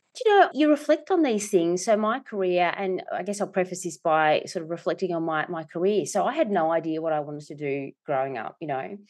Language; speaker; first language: English; native; English